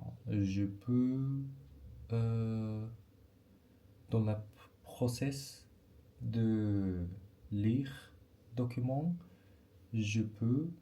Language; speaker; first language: French; non-native, learner; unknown